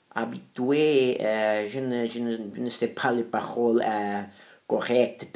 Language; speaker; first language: French; non-native, fluent; Portuguese